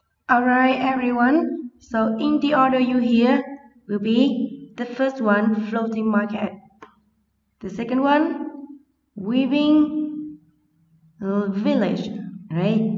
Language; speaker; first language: English; non-native, fluent; Vietnamese